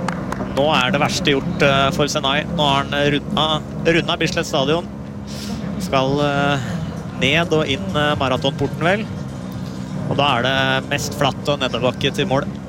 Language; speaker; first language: Norwegian; native; Norwegian